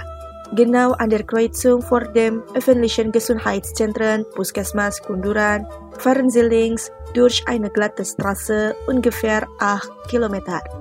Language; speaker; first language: German; non-native, fluent; Indonesian